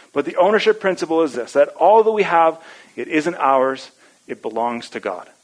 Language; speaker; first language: English; native; English